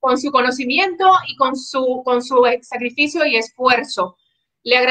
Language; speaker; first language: Spanish; native; Spanish